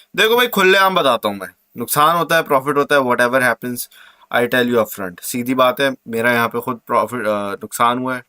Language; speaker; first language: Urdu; native; Urdu